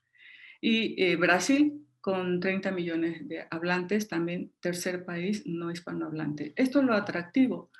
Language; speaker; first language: Spanish; native; Spanish